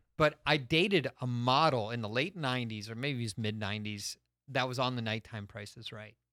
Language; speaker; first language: English; native; English